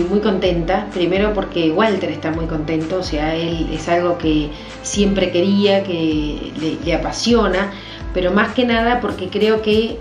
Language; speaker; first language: Spanish; native; Spanish